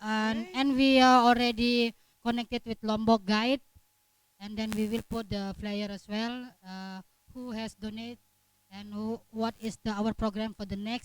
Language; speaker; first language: English; non-native, learner; Indonesian